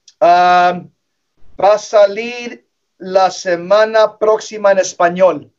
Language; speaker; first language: Spanish; early bilingual, heritage; English